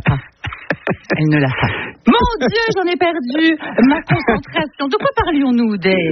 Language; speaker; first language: French; native; French